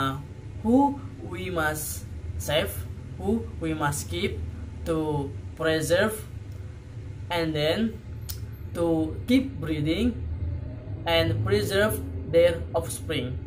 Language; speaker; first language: English; non-native, learner; Indonesian